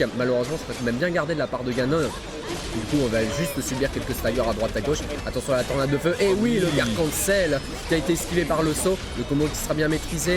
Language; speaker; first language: French; native; French